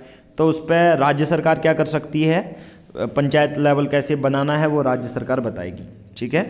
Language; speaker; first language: Hindi; native; Hindi